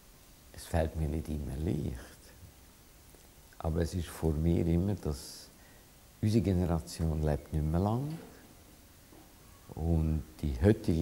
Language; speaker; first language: German; non-native, fluent; Hungarian